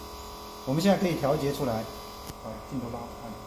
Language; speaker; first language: Chinese; native; Chinese